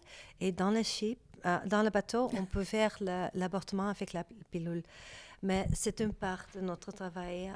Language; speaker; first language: French; non-native, learner; Dutch